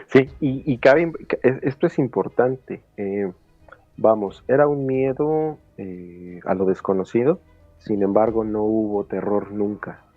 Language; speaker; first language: Spanish; native; Spanish